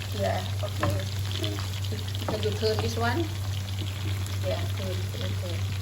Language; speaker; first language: English; non-native, learner; Northeastern Thai